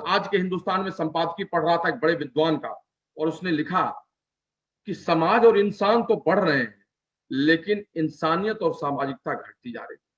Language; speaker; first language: Hindi; native; Hindi